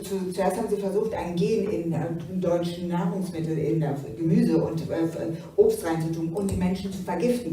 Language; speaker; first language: German; native; German